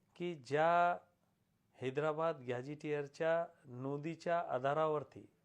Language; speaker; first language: Marathi; non-native, local second language; Lambadi